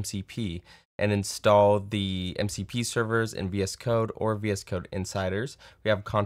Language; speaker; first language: English; native; English